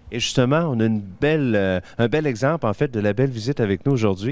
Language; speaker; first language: French; native; French